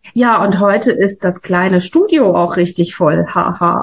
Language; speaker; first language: German; native; German